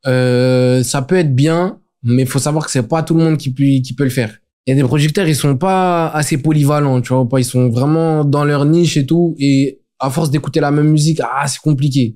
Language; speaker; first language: French; native; French